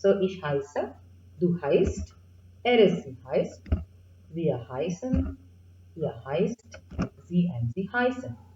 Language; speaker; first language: German; non-native, fluent; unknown